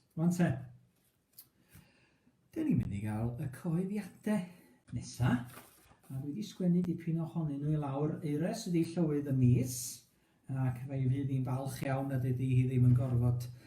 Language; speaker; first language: Welsh; native; Welsh